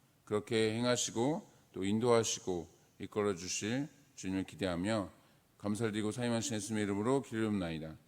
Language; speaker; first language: Korean; native; Korean